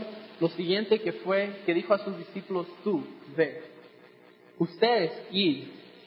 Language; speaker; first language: Spanish; non-native, fluent; English